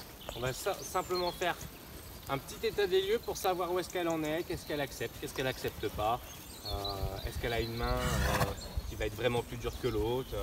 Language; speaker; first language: French; native; French